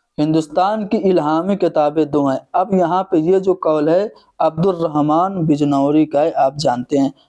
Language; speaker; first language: Urdu; native; Urdu